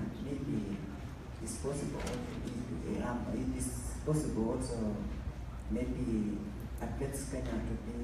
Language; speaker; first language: English; non-native, learner; Kalenjin